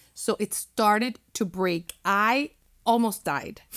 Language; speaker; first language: English; early bilingual, other home language; Spanish